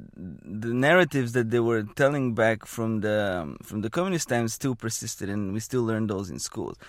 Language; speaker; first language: English; non-native, fluent; Bulgarian